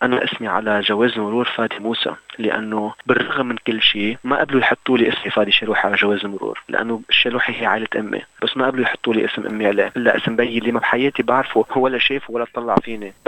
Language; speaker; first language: Arabic; native; Arabic